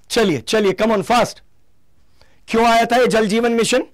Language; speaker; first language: Hindi; native; Hindi